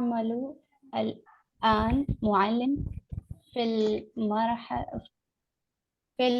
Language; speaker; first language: Arabic; non-native, learner; Urdu